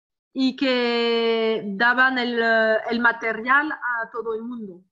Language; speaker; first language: Spanish; non-native, learner; French